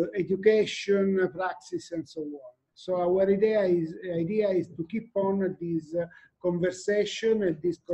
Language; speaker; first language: English; non-native, fluent; Italian